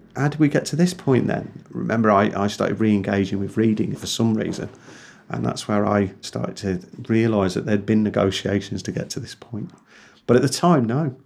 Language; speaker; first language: English; native; English